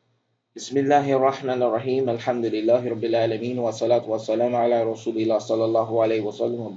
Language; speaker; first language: Arabic; non-native, fluent; English